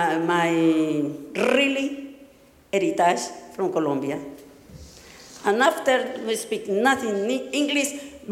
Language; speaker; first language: English; non-native, learner; Spanish